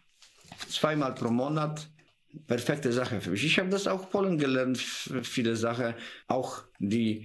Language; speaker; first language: German; non-native, learner; Polish